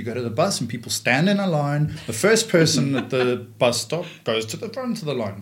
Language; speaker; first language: English; native; English